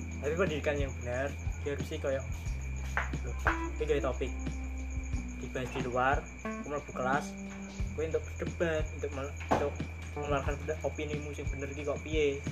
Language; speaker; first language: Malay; non-native, local second language; Javanese